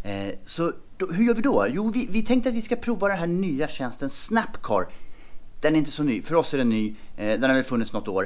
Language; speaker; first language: Swedish; native; Swedish